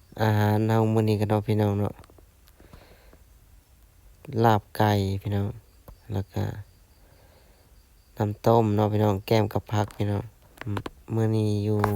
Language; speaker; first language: Thai; non-native, local second language; Lao